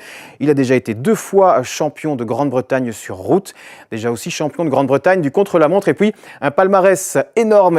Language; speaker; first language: French; native; French